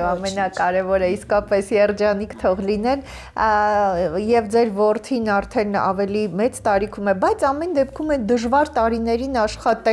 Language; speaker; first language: Armenian; native; Armenian